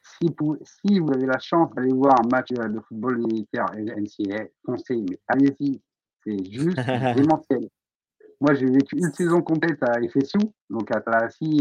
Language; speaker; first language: French; native; French